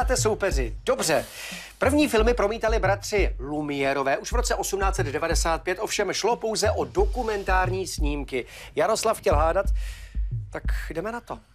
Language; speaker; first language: Czech; native; Czech